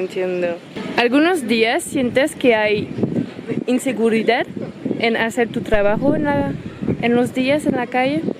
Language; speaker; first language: Spanish; non-native, learner; French